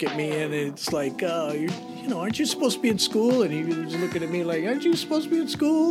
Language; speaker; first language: English; native; English